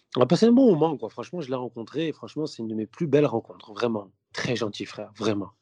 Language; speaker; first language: French; native; French